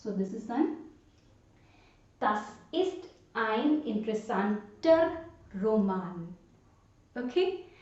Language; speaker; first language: German; non-native, fluent; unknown